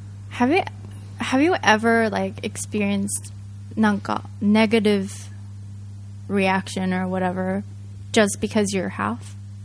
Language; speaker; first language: English; non-native, fluent; Japanese